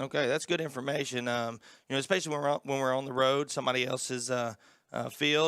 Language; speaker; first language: English; native; English